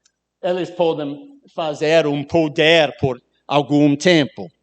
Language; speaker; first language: Portuguese; non-native, learner; English